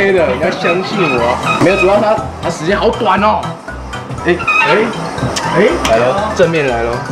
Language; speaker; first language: Chinese; native; Chinese